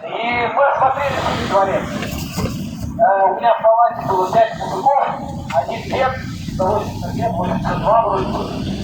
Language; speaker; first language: Russian; native; Russian